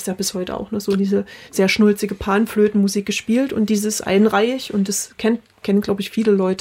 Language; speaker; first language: German; native; German